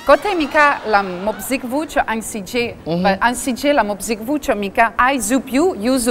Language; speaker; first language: Vietnamese; non-native, fluent; French